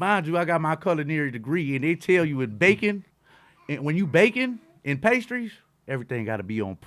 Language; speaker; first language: English; native; English